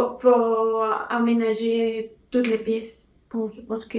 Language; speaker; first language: French; non-native, learner; Spanish